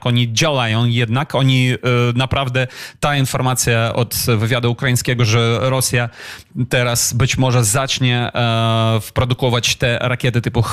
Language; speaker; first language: Polish; non-native, fluent; Ukrainian